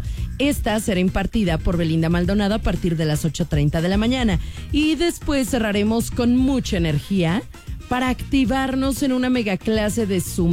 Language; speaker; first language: Spanish; native; Spanish